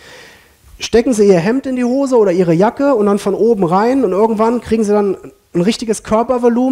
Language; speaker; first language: German; native; German